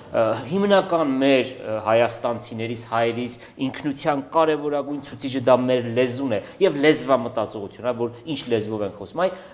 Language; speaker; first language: Armenian; native; Armenian